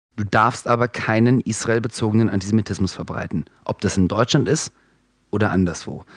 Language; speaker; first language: German; early bilingual, other home language; Russian